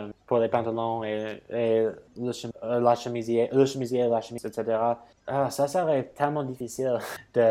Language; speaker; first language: French; non-native, fluent; English